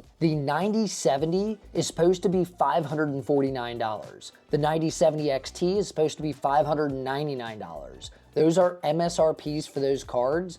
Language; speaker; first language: English; native; English